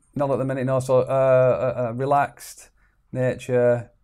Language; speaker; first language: English; native; English